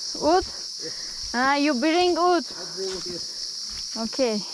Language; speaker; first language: English; non-native, learner; Turkish